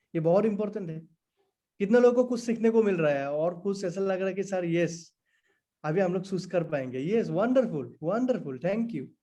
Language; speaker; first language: Hindi; non-native, local second language; Assamese